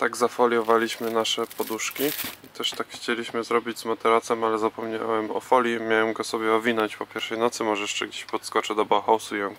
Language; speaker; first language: Polish; native; Polish